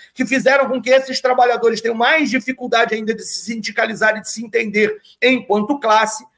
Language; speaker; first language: Portuguese; native; Portuguese